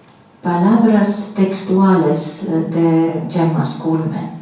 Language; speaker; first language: Spanish; non-native, fluent; Latvian